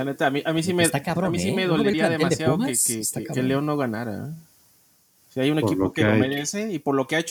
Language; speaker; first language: Spanish; native; Spanish